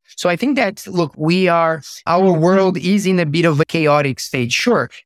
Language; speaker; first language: English; non-native, fluent; Portuguese